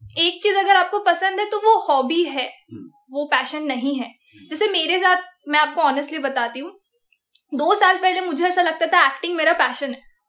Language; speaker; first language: Hindi; non-native, local second language; Marathi